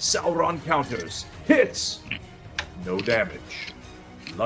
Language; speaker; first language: English; native; English